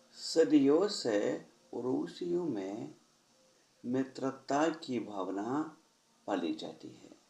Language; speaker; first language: Hindi; non-native, fluent; Russian